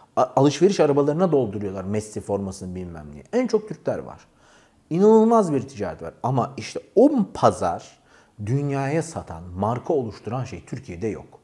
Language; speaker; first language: Turkish; native; Turkish